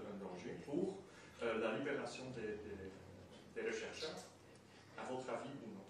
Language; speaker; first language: French; non-native, fluent; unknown